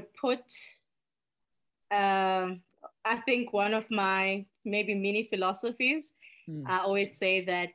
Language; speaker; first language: English; non-native, local second language; Xhosa